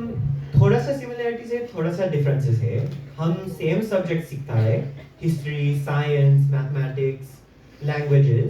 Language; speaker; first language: Hindi; early bilingual, heritage; English